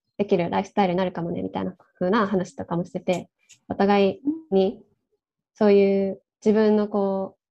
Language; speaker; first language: Japanese; native; Japanese